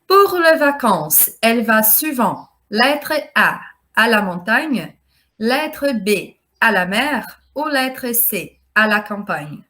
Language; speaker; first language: French; non-native, fluent; Portuguese